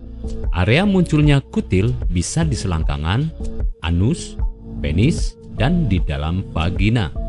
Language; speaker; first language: Indonesian; native; Indonesian